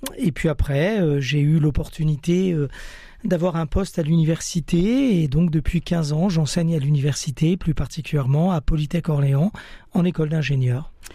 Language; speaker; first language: French; early bilingual, other home language; Italian